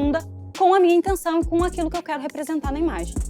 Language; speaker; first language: Portuguese; native; Portuguese